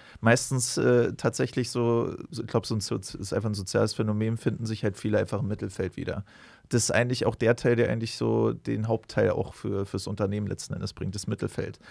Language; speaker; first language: German; native; German